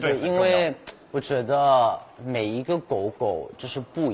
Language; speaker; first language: Chinese; non-native, fluent; Thai